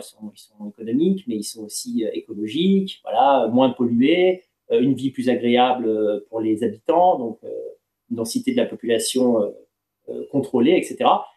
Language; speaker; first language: French; native; French